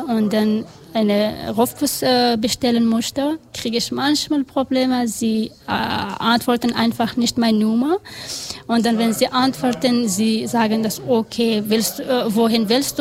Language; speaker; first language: German; non-native, learner; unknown